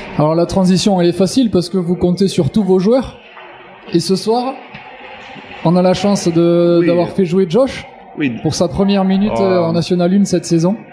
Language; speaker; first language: French; native; French